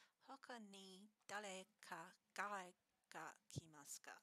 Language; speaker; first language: Japanese; non-native, learner; English